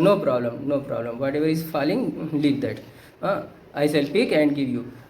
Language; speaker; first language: English; non-native, local second language; Hindi